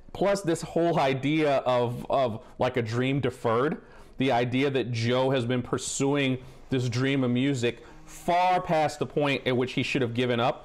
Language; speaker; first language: English; native; English